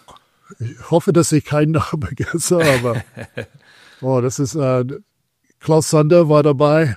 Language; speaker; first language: German; non-native, fluent; English